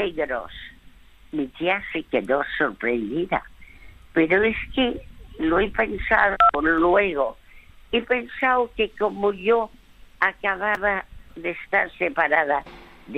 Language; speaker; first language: Spanish; early bilingual, other home language; French